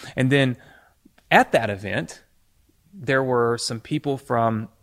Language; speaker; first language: English; native; English